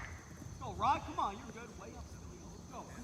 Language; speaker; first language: English; native; English